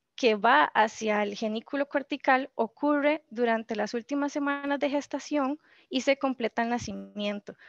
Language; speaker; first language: Spanish; native; Spanish